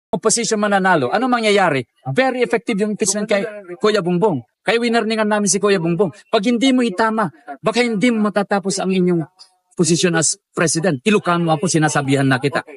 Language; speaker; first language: Filipino; non-native, local second language; Iloko